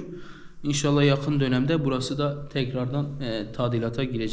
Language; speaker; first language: Turkish; native; Turkish